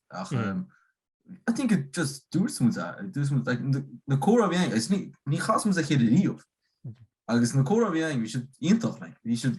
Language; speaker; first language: Irish; native; Irish